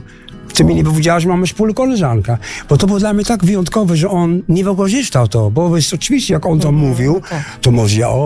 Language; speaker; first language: Polish; non-native, fluent; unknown